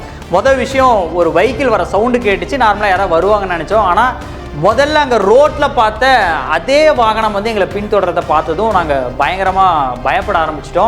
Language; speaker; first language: Tamil; native; Tamil